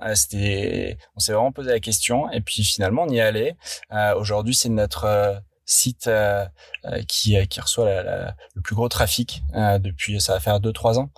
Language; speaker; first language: French; native; French